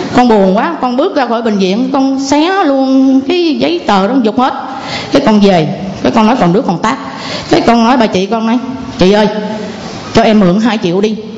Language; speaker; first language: Vietnamese; non-native, local second language; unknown